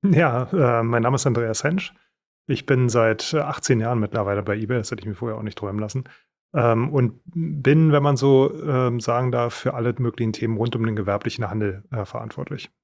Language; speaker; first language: German; native; German